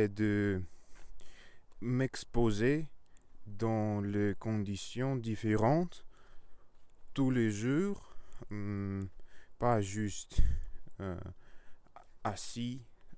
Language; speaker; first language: French; non-native, learner; Russian